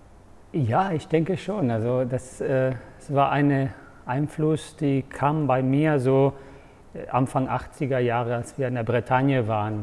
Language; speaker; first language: German; non-native, fluent; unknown